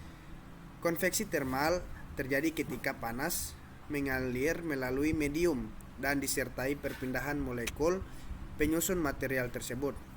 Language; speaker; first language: Indonesian; native; Indonesian